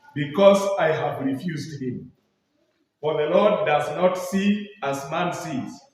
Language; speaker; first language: English; non-native, local second language; Swahili